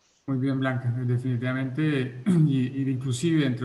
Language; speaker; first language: Spanish; native; Spanish